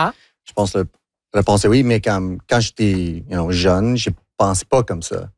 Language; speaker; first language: French; non-native, local second language; English